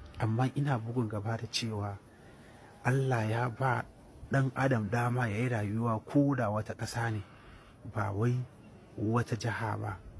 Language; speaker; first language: Hausa; native; Hausa